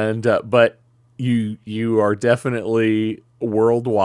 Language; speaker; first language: English; native; English